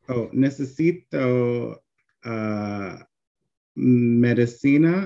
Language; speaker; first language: Spanish; non-native, learner; English